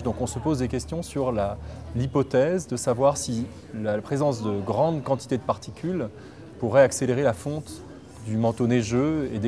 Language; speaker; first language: French; native; French